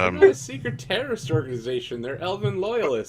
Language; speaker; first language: English; native; English